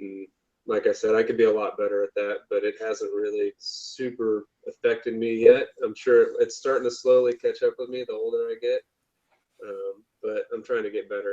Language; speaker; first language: English; native; English